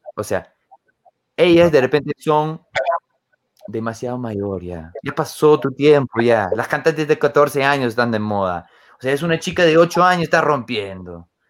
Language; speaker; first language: Spanish; non-native, fluent; English